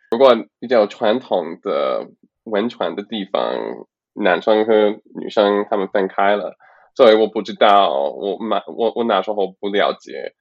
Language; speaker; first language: Chinese; non-native, learner; English